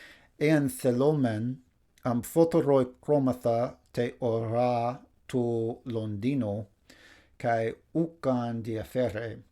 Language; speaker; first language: Greek; non-native, fluent; English